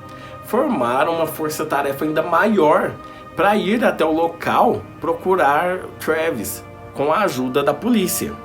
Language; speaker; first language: Portuguese; native; Portuguese